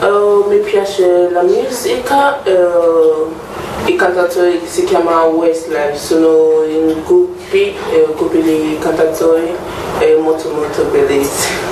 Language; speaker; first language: Italian; non-native, learner; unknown